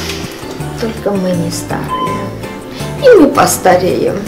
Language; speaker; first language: Russian; non-native, fluent; Armenian